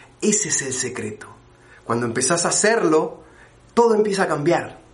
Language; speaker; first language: Spanish; native; Spanish